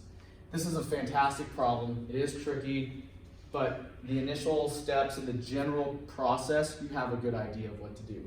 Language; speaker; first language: English; native; English